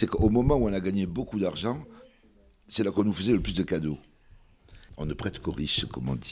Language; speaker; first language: French; early bilingual, other home language; Kabyle